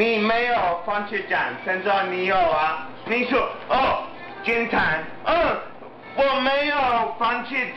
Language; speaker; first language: Chinese; non-native, learner; English